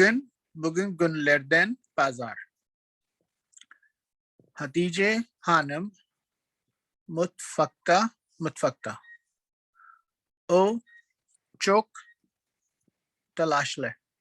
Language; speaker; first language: Turkish; non-native, learner; Urdu